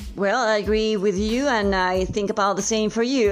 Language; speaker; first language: English; non-native, fluent; Spanish